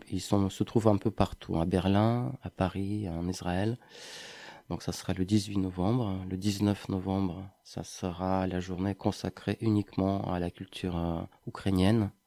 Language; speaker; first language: French; non-native, fluent; Ukrainian